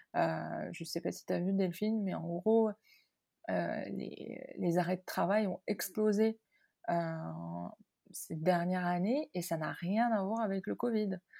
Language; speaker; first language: French; non-native, local second language; Arabic